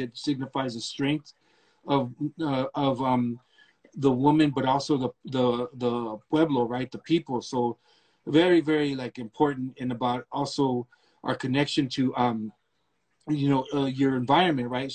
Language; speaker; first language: English; early bilingual, other home language; Spanish